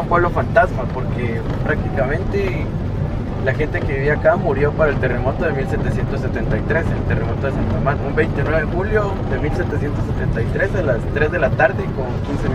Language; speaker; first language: Spanish; native; Spanish